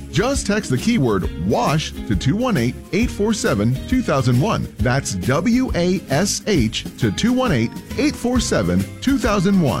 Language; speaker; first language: English; native; English